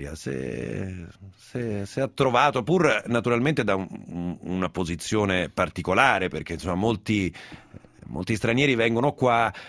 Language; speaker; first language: Italian; native; Italian